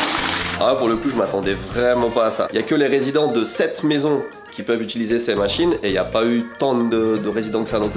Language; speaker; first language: French; native; French